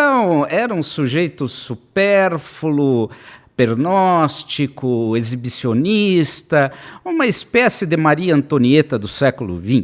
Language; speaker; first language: Portuguese; native; Portuguese